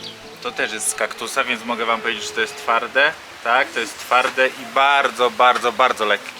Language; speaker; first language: Polish; native; Polish